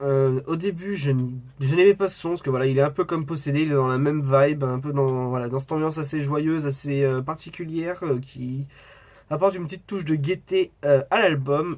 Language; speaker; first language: French; native; French